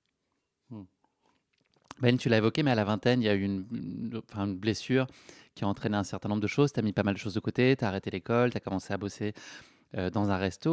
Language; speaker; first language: French; native; French